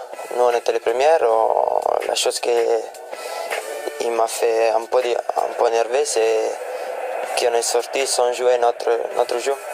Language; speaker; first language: French; non-native, fluent; Italian